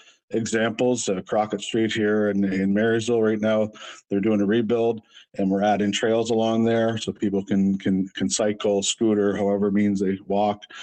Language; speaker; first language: English; native; English